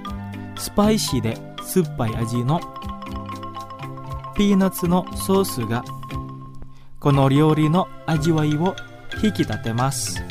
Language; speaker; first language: Japanese; non-native, fluent; Indonesian